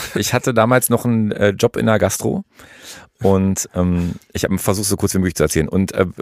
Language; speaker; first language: German; native; German